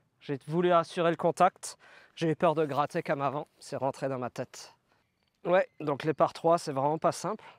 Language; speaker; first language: French; native; French